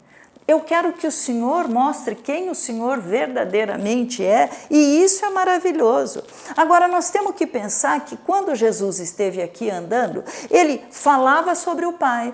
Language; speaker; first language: Portuguese; native; Portuguese